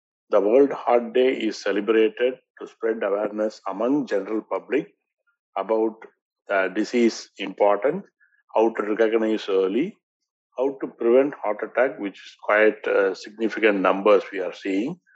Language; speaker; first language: English; non-native, local second language; Tamil